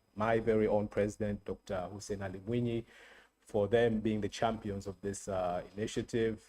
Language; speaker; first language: English; non-native, local second language; Swahili